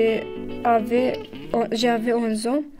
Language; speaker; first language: French; non-native, learner; Kurdish